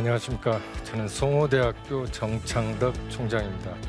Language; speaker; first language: Korean; native; Korean